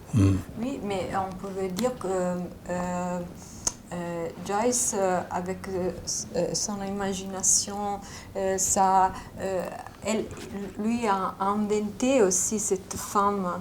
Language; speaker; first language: French; non-native, fluent; Italian